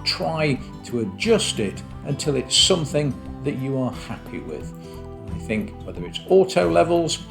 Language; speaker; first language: English; native; English